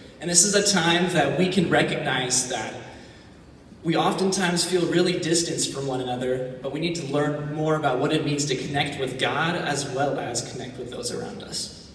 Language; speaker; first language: English; native; English